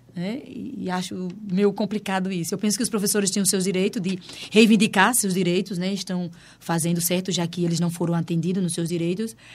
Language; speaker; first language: Portuguese; native; Portuguese